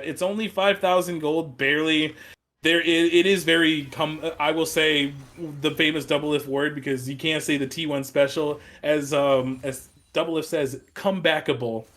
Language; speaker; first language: English; native; English